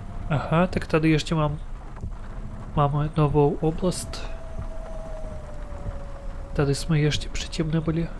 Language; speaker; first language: Czech; non-native, learner; Ukrainian